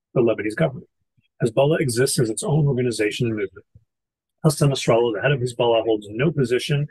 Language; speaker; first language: English; native; English